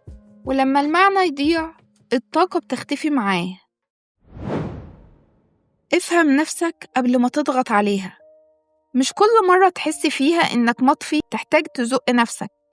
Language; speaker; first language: Arabic; native; Arabic